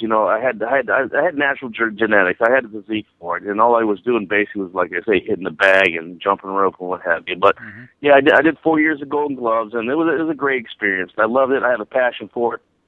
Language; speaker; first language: English; native; English